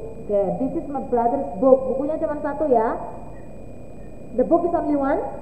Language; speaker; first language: English; non-native, fluent; Indonesian